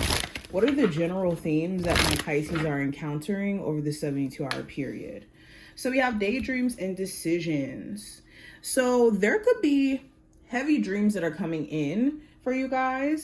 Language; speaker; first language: English; native; English